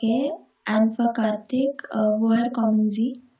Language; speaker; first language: German; non-native, learner; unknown